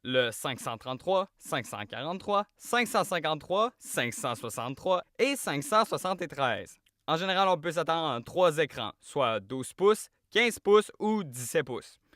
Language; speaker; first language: French; native; French